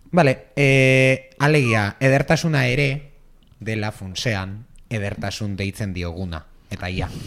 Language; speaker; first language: Basque; native; Basque